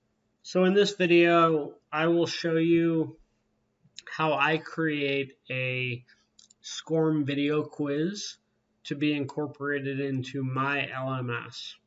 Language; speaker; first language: English; native; English